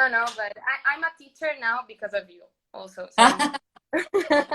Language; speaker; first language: English; non-native, learner; Spanish